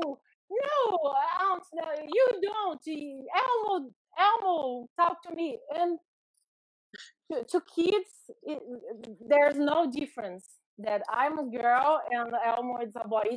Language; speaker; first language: English; non-native, learner; Portuguese